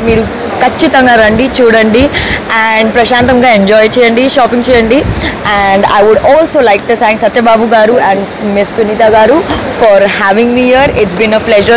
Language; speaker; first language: Telugu; non-native, learner; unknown